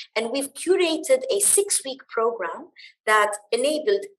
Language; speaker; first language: English; early bilingual, other home language; Arabic